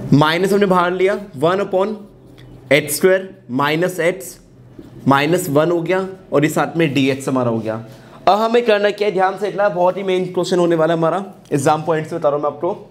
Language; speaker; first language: Hindi; native; Hindi